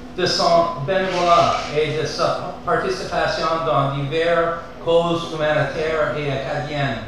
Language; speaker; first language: French; non-native, fluent; English